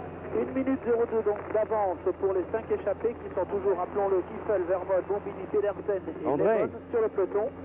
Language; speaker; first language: French; native; French